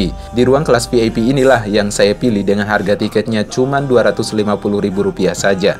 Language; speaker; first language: Indonesian; native; Indonesian